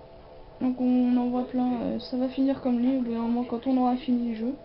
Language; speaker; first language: French; native; French